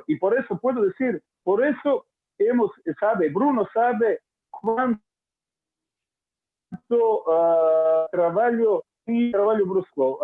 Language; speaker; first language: Portuguese; non-native, learner; Croatian